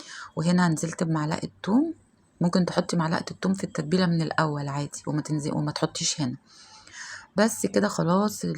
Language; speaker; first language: Arabic; native; Arabic